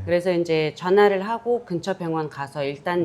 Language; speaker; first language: Korean; non-native, fluent; Mongolian